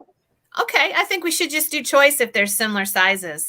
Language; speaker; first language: English; native; English